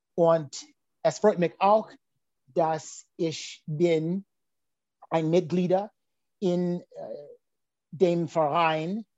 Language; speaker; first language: German; non-native, learner; English